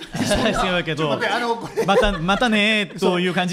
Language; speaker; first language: Japanese; non-native, learner; Korean